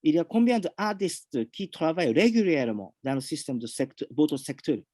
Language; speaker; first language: French; non-native, fluent; Japanese